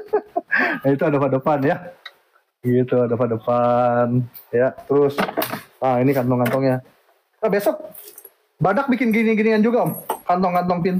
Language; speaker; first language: Indonesian; native; Indonesian